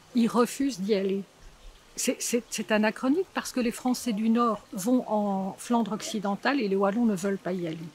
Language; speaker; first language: French; non-native, fluent; Dutch